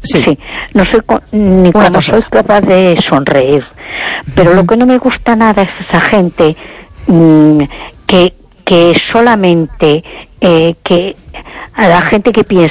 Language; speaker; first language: Spanish; native; Spanish